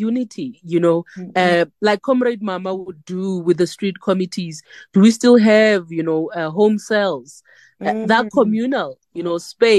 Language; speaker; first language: English; non-native, local second language; Northern Sotho